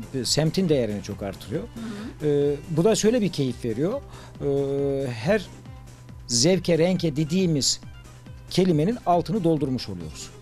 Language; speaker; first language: Turkish; native; Turkish